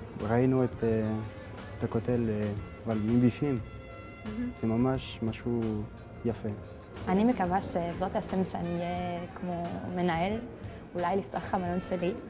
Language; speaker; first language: Hebrew; non-native, learner; French